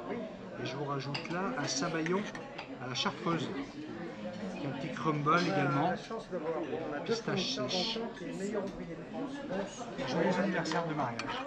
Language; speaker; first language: French; native; French